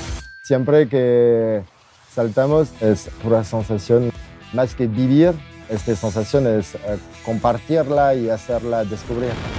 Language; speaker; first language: Spanish; non-native, fluent; French